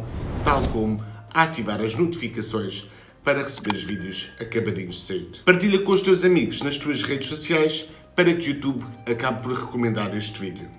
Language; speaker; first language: Portuguese; native; Portuguese